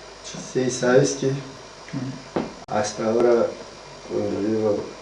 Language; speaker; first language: Spanish; non-native, learner; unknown